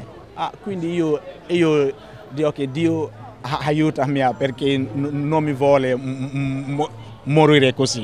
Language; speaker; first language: Italian; non-native, learner; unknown